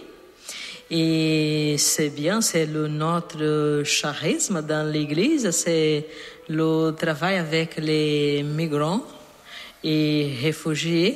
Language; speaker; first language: French; non-native, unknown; Portuguese